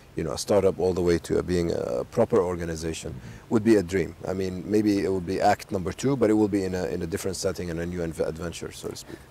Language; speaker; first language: English; non-native, fluent; Arabic